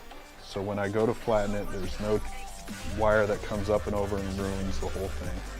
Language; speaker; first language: English; native; English